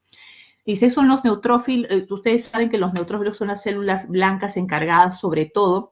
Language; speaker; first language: Spanish; native; Spanish